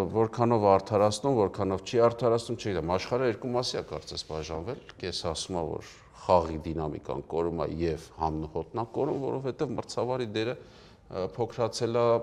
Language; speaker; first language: Armenian; native; Armenian